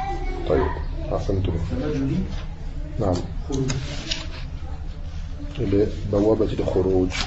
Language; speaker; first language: Arabic; non-native, fluent; French